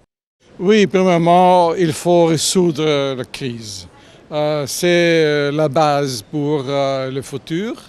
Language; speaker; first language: French; non-native, fluent; German